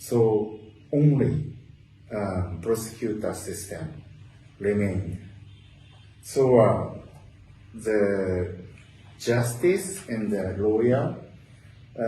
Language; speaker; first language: English; non-native, learner; Japanese